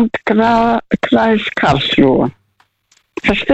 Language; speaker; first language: German; non-native, fluent; Russian